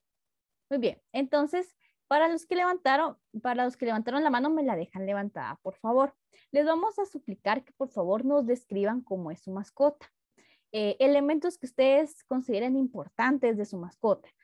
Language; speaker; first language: Spanish; native; Spanish